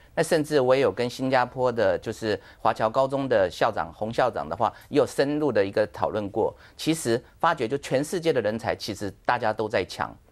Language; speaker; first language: Chinese; native; Chinese